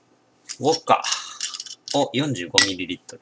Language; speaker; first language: Japanese; native; Japanese